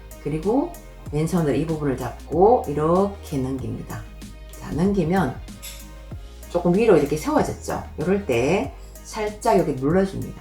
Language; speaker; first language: Korean; native; Korean